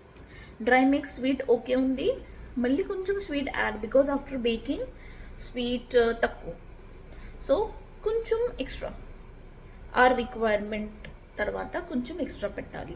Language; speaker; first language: Telugu; non-native, learner; Marathi